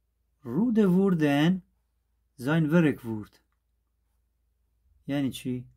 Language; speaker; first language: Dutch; non-native, fluent; Persian